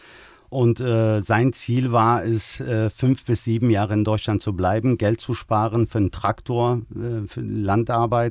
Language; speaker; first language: German; early bilingual, other home language; Turkish